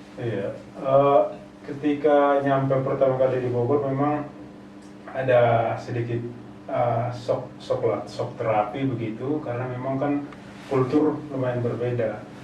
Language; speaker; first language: Indonesian; native; Indonesian